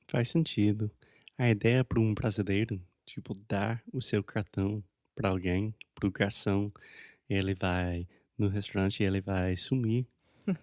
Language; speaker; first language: Portuguese; non-native, fluent; English